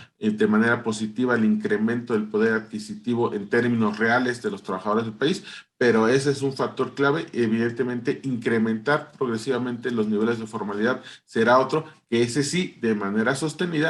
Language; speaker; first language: Spanish; native; Spanish